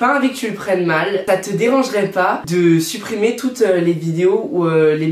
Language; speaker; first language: French; native; French